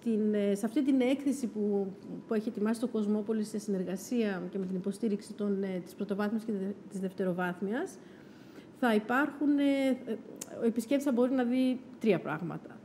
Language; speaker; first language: Greek; native; Greek